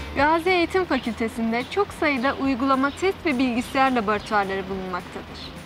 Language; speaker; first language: Turkish; native; Turkish